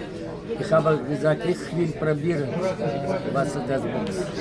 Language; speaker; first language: German; non-native, learner; Ukrainian